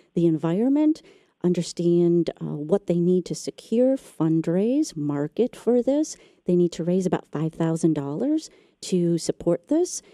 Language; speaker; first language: English; native; English